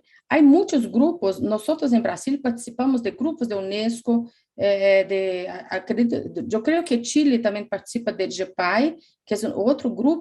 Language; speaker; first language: Spanish; non-native, fluent; Portuguese